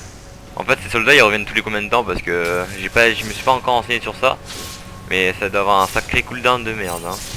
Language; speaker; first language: French; native; French